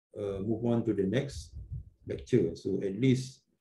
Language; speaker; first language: English; non-native, local second language; Malay